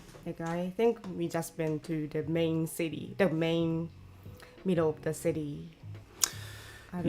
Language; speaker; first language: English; non-native, learner; Japanese